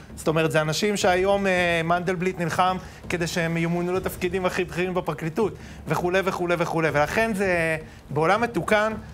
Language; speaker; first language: Hebrew; native; Hebrew